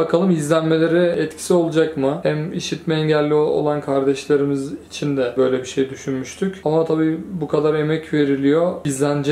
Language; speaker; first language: Turkish; native; Turkish